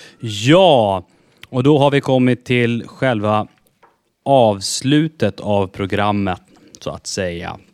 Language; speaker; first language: Swedish; native; Swedish